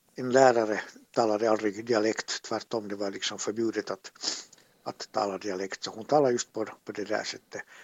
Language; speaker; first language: Swedish; native; Swedish